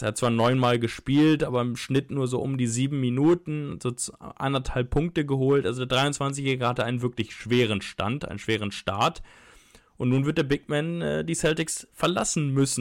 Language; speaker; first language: German; native; German